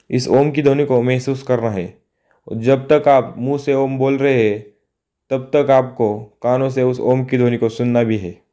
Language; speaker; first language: Hindi; non-native, local second language; Marathi